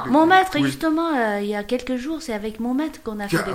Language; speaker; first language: French; non-native, learner; Chinese